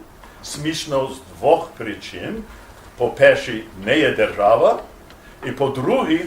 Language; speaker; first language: Ukrainian; non-native, learner; English